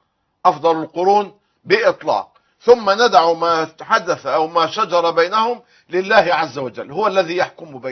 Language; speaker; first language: Arabic; native; Arabic